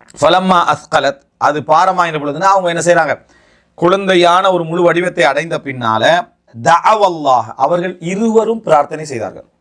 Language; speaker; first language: Tamil; native; Tamil